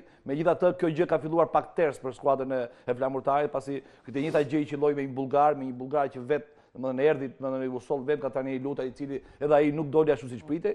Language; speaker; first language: Albanian; native; Albanian